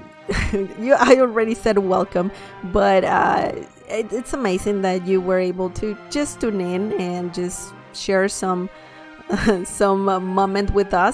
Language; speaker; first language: English; non-native, fluent; Spanish